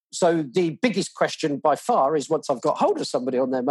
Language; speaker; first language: English; native; English